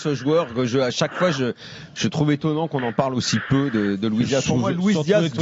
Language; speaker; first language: French; native; French